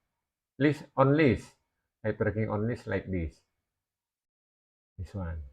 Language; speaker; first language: English; non-native, learner; Indonesian